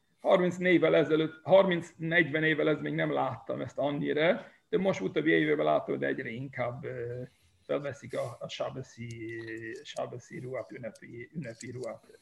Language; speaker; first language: Hungarian; early bilingual, heritage; Hungarian